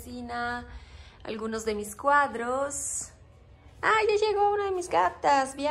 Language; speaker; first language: Spanish; non-native, fluent; Italian